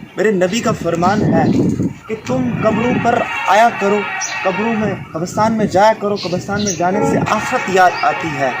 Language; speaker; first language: Urdu; non-native, local second language; Kashmiri